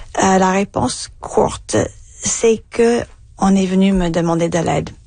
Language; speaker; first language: French; non-native, fluent; English